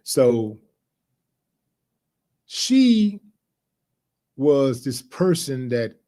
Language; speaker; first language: English; native; English